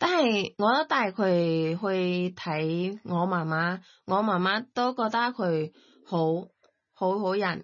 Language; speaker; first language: Cantonese; non-native, learner; Thai